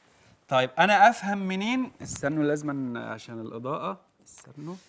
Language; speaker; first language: Arabic; native; Arabic